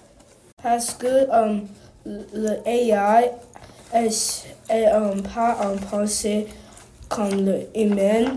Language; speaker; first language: French; non-native, learner; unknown